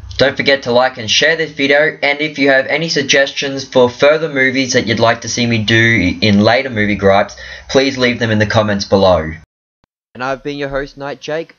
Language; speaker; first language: English; native; English